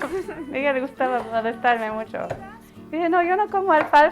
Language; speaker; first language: Spanish; early bilingual, heritage; Spanish